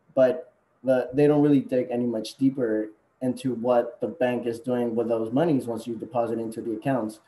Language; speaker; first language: English; non-native, fluent; Spanish